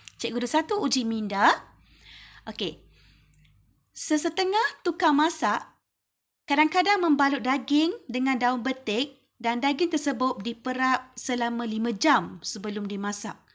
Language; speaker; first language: Malay; native; Malay